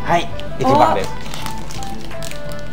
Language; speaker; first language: Japanese; non-native, learner; Thai